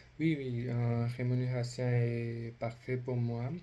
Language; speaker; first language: French; non-native, learner; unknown